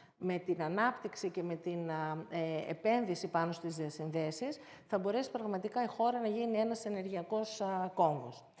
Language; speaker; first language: Greek; native; Greek